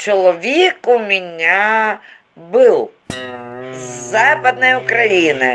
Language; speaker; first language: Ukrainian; non-native, learner; Russian